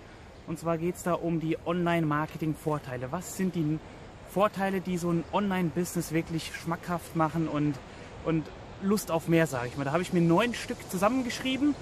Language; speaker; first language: German; native; German